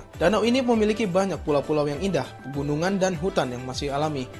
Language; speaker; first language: Indonesian; native; Indonesian